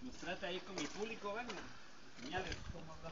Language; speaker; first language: Spanish; native; Spanish